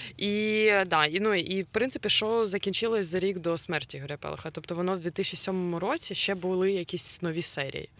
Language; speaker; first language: Ukrainian; non-native, local second language; Russian